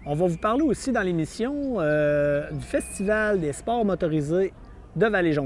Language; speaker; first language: French; native; French